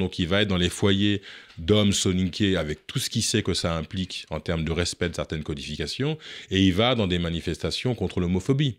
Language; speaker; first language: French; native; French